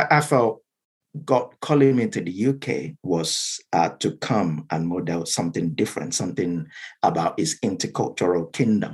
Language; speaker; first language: English; non-native, local second language; Yoruba